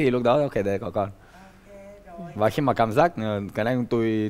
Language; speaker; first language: Vietnamese; non-native, fluent; Romanian